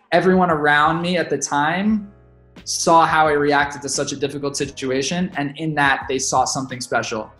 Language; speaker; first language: English; native; English